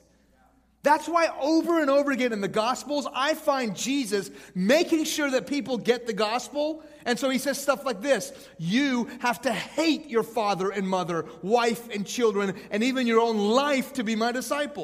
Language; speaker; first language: English; native; English